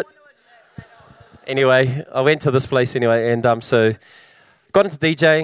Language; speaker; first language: English; native; English